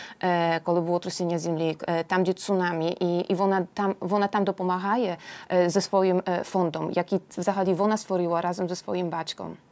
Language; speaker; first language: Polish; non-native, learner; Ukrainian